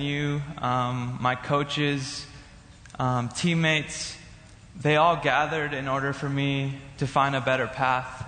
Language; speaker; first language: English; native; English